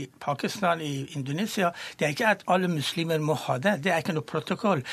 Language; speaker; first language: Norwegian; non-native, fluent; Persian